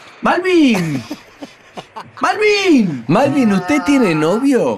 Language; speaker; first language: Spanish; native; Spanish